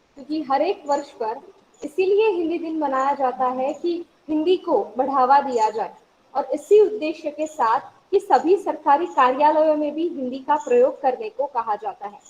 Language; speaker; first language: Hindi; non-native, local second language; Gujarati